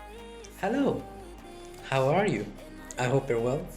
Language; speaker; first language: English; native; English